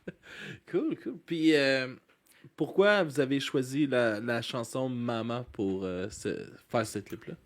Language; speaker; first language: French; native; French